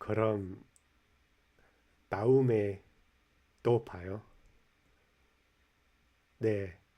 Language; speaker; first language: Korean; non-native, learner; English